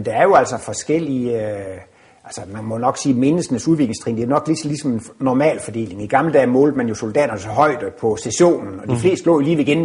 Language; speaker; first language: Danish; native; Danish